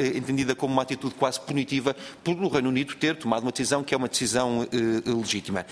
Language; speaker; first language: Portuguese; native; Portuguese